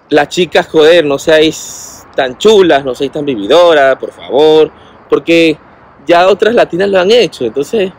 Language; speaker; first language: Spanish; native; Spanish